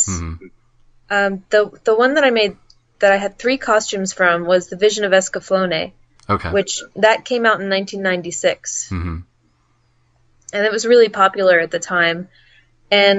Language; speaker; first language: English; native; English